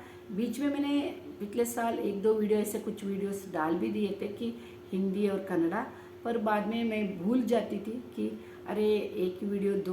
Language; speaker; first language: Hindi; non-native, local second language; Kannada